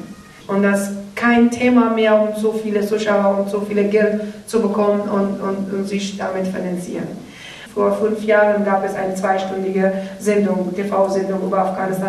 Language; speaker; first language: German; non-native, learner; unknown